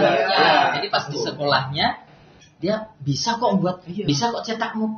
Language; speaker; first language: Indonesian; native; Indonesian